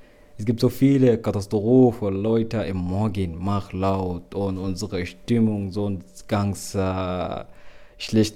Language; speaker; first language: German; non-native, learner; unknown